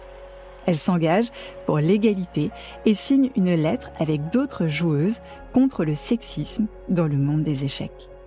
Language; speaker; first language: French; native; French